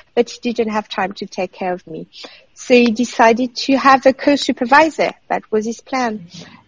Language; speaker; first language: English; non-native, fluent; French